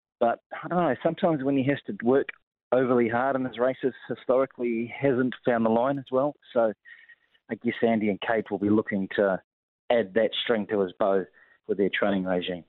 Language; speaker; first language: English; native; English